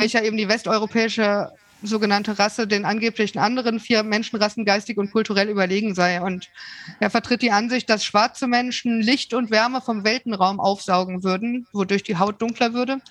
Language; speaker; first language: German; native; German